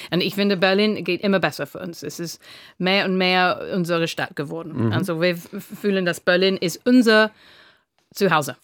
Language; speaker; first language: German; non-native, fluent; English